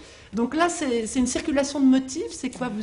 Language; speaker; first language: French; native; French